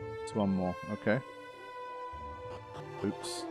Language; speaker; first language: English; native; English